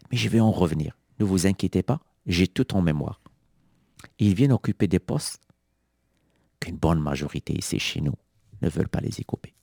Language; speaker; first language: French; non-native, local second language; Arabic